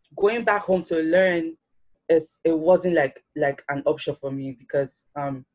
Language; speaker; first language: English; non-native, local second language; Yoruba